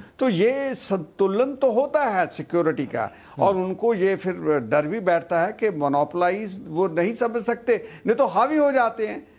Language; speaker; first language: Hindi; non-native, local second language; Punjabi